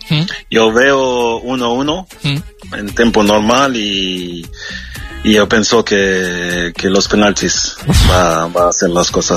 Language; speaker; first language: Spanish; non-native, fluent; French